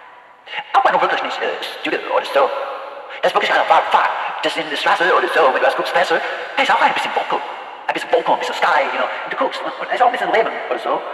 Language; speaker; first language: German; non-native, learner; English